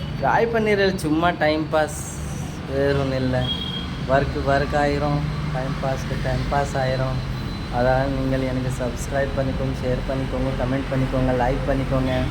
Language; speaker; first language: Tamil; non-native, local second language; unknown